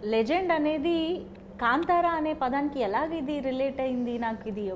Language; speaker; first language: Telugu; native; Telugu